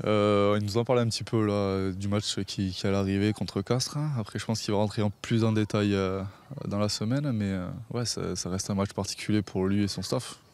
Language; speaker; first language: French; native; French